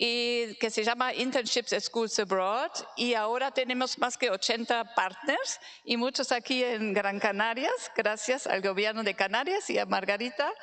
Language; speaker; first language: Spanish; non-native, fluent; German